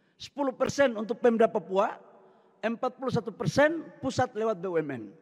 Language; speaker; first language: Indonesian; native; Indonesian